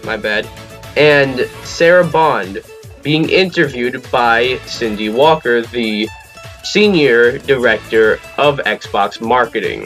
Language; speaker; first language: English; native; English